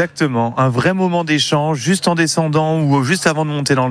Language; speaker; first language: French; native; French